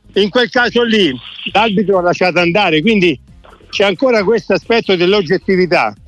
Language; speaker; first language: Italian; native; Italian